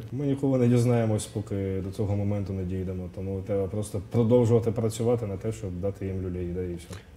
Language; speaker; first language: Ukrainian; non-native, local second language; Russian